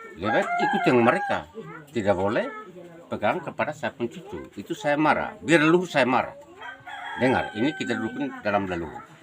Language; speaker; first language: Indonesian; non-native, local second language; Tetum